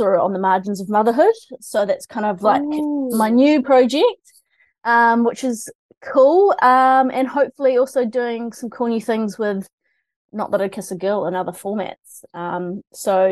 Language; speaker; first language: English; native; English